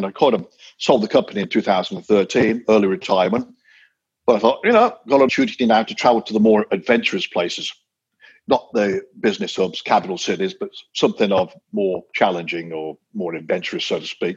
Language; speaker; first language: English; native; English